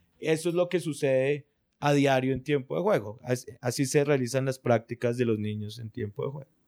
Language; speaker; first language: Spanish; native; Spanish